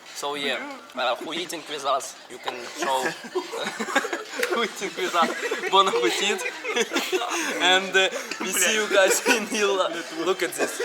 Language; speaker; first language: English; non-native, learner; Ukrainian